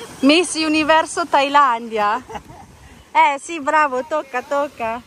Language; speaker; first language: Italian; native; Italian